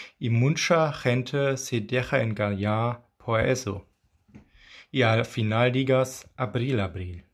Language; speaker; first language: Spanish; non-native, learner; German